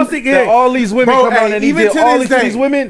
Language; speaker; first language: English; native; English